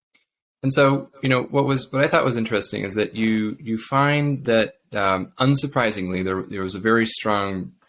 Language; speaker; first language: English; native; English